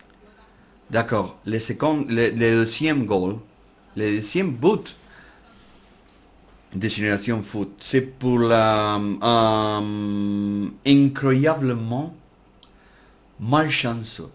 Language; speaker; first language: French; non-native, learner; Spanish